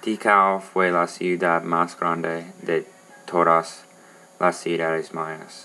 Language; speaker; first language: Spanish; non-native, learner; English